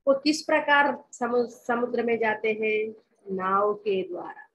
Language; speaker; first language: Hindi; non-native, local second language; Telugu